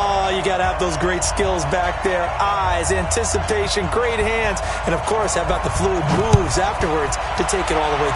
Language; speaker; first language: English; native; English